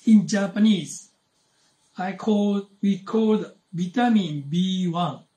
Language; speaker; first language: English; non-native, learner; Japanese